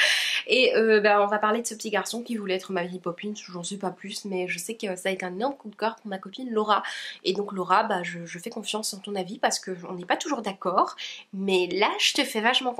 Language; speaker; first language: French; native; French